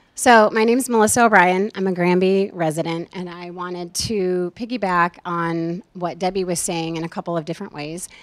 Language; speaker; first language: English; native; English